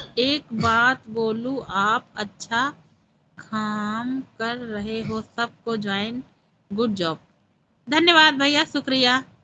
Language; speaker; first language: Hindi; native; Hindi